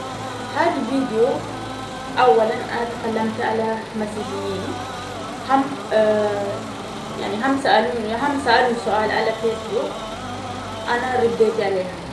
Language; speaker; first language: Arabic; non-native, learner; Oromo